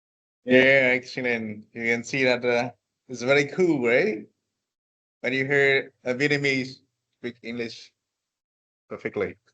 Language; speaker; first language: English; non-native, fluent; Vietnamese